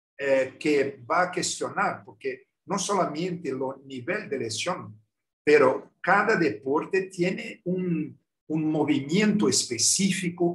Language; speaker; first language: Spanish; non-native, learner; Portuguese